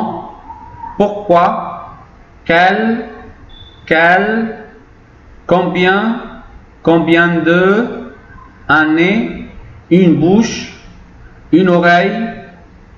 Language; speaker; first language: French; non-native, fluent; Arabic